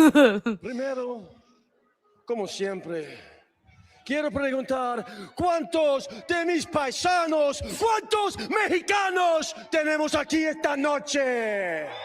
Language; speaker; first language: Spanish; non-native, learner; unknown